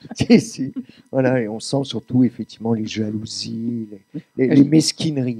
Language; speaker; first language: French; native; French